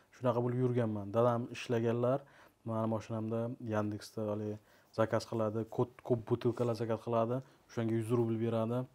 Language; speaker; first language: Uzbek; early bilingual, heritage; Uzbek